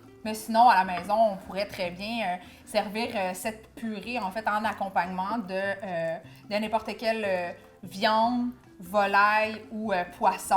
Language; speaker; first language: French; native; French